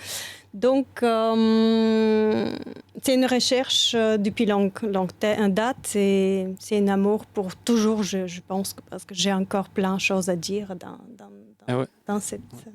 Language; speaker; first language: French; non-native, fluent; Bulgarian